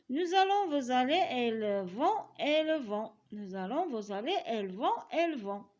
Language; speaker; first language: French; non-native, local second language; Arabic